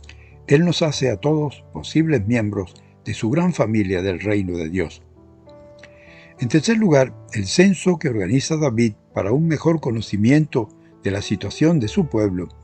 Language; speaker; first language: Spanish; native; Spanish